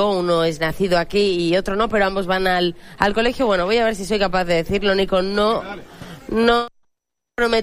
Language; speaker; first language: Spanish; native; Spanish